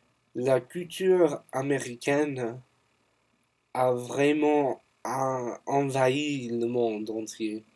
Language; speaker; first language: French; non-native, fluent; English